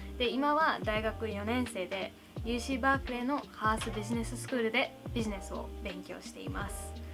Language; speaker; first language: Japanese; non-native, fluent; Telugu